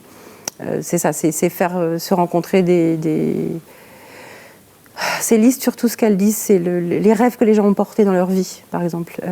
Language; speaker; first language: French; native; French